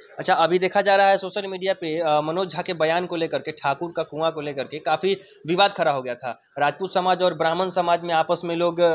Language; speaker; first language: Hindi; native; Hindi